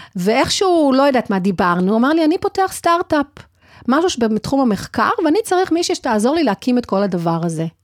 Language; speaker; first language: Hebrew; early bilingual, other home language; English